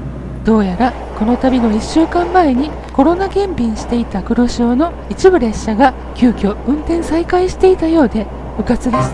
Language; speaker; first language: Japanese; native; Japanese